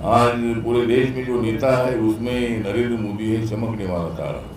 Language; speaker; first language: Hindi; non-native, local second language; Marathi